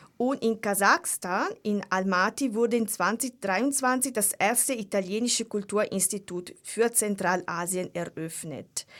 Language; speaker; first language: German; non-native, fluent; Italian